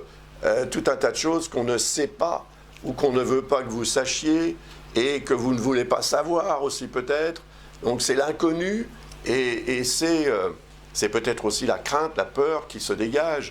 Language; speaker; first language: French; native; French